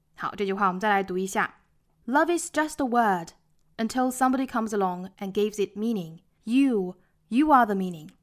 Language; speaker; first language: English; non-native, fluent; Chinese